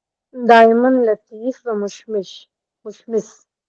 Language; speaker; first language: Arabic; non-native, learner; Hindi